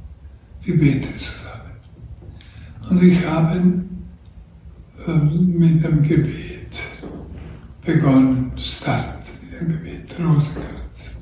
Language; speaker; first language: German; non-native, learner; Croatian